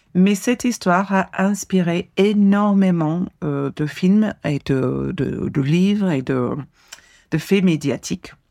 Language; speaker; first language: French; non-native, fluent; English